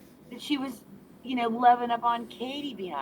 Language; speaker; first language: English; native; English